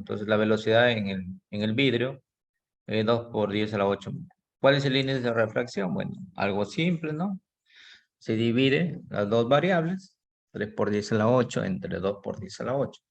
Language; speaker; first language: Spanish; native; Spanish